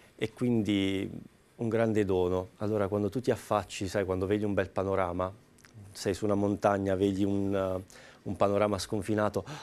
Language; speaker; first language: Italian; native; Italian